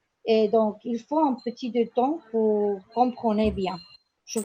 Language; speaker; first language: French; non-native, learner; Spanish